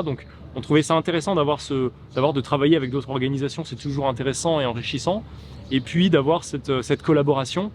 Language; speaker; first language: French; native; French